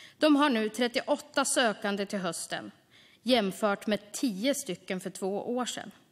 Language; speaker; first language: Swedish; native; Swedish